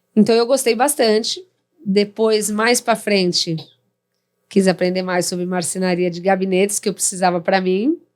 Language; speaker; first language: Portuguese; native; Portuguese